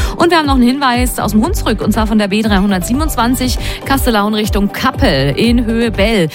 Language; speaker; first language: German; native; German